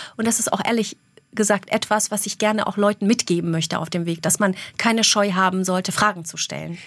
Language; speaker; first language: German; early bilingual, other home language; Albanian